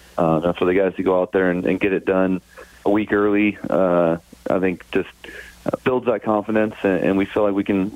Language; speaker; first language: English; native; English